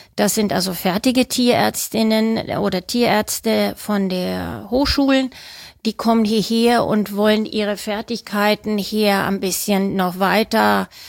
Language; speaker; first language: German; non-native, fluent; Swedish